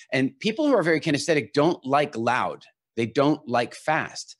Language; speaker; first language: English; native; English